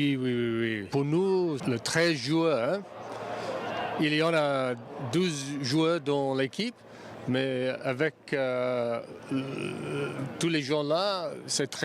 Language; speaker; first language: French; non-native, learner; English